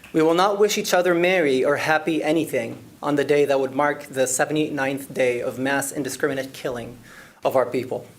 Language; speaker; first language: English; non-native, fluent; Arabic